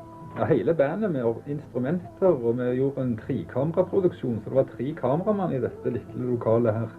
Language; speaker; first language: Norwegian; native; Norwegian